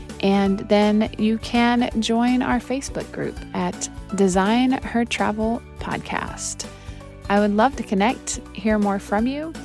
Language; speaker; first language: English; native; English